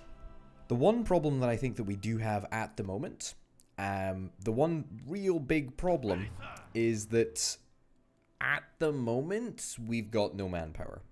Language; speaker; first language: English; native; English